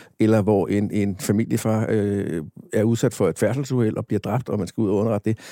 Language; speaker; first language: Danish; native; Danish